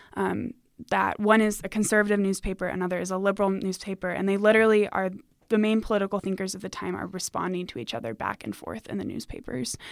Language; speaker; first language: English; native; English